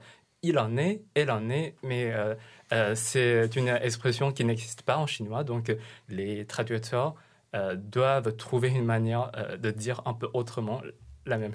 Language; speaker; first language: French; non-native, fluent; Chinese